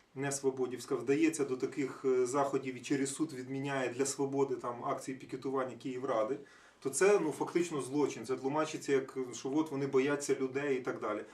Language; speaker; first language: Ukrainian; native; Ukrainian